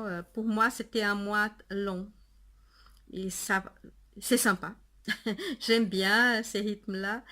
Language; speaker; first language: French; non-native, fluent; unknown